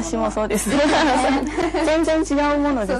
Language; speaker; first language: Japanese; non-native, learner; Chinese